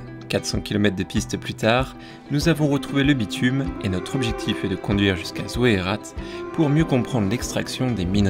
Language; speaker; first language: French; native; French